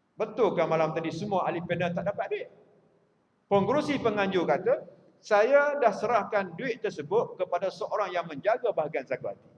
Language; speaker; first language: Malay; native; Malay